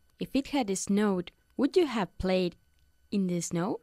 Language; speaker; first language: English; non-native, fluent; Spanish